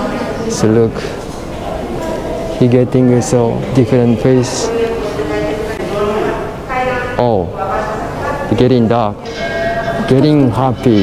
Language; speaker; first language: English; non-native, learner; Japanese